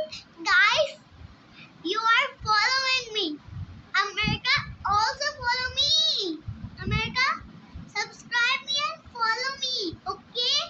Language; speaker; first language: English; non-native, learner; Urdu